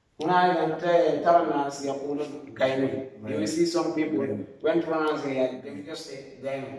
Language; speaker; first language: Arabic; non-native, learner; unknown